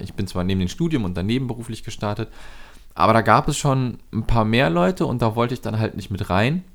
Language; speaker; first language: German; native; German